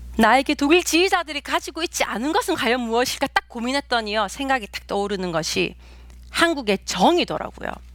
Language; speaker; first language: Korean; native; Korean